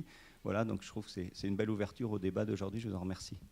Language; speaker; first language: French; native; French